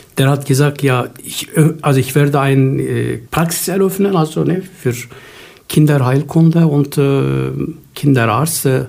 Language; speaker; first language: German; non-native, fluent; Turkish